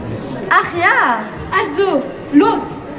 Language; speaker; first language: German; non-native, learner; French